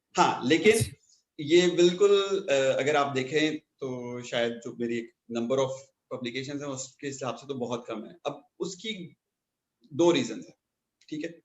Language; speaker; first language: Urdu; native; Urdu